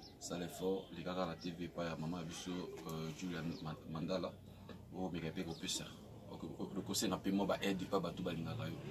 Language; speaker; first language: Lingala; non-native, local second language; Swahili